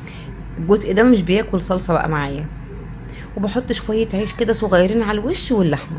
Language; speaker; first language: Arabic; native; Arabic